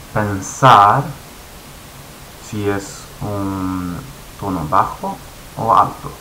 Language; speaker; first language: Spanish; non-native, fluent; Swedish